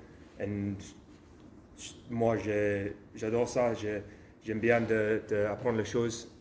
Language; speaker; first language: French; non-native, learner; English